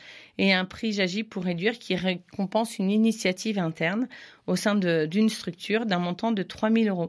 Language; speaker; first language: French; native; French